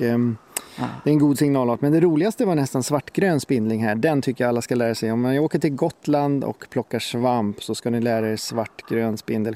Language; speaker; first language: Swedish; native; Swedish